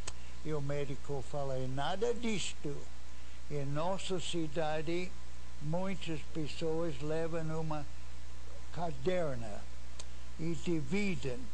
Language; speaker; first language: Portuguese; non-native, fluent; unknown